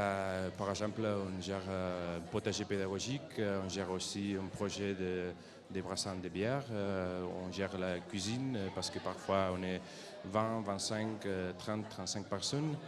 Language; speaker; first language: French; non-native, fluent; Catalan